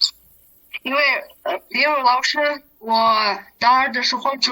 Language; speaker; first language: Chinese; non-native, learner; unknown